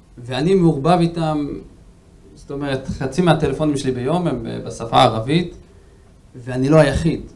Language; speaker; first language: Hebrew; native; Hebrew